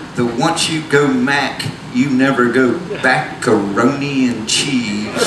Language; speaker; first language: English; native; English